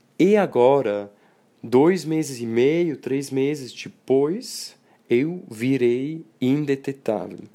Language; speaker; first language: Portuguese; non-native, fluent; Swiss German